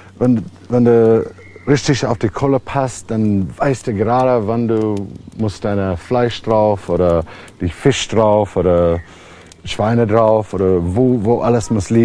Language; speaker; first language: German; non-native, fluent; English